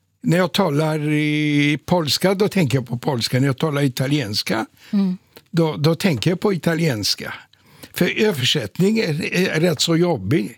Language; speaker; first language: Swedish; non-native, fluent; Polish